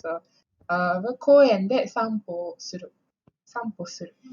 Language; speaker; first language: Japanese; non-native, fluent; Malay